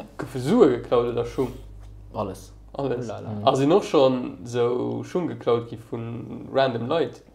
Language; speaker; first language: Luxembourgish; native; Luxembourgish